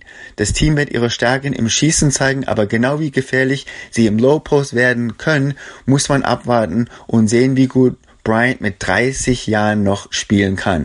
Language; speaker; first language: German; native; German